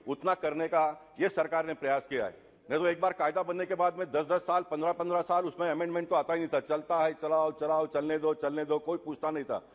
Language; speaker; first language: Hindi; non-native, local second language; Tulu